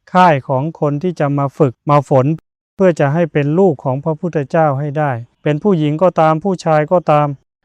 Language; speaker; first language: Thai; native; Thai